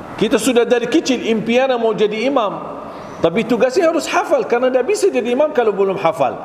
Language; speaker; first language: Malay; non-native, fluent; Arabic